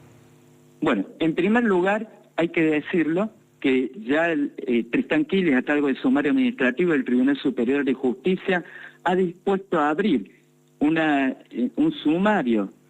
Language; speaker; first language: Spanish; native; Spanish